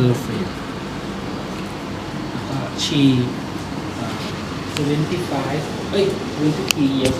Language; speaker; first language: English; non-native, learner; Thai